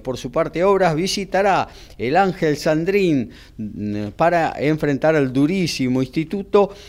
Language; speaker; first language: Spanish; native; Spanish